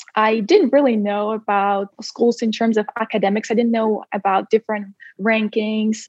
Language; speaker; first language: English; non-native, fluent; Russian